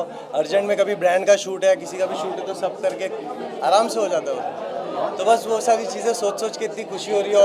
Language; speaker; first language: Hindi; native; Hindi